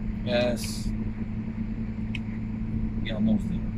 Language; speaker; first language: English; non-native, learner; Czech